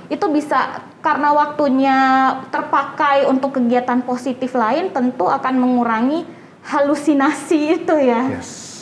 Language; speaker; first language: Indonesian; native; Indonesian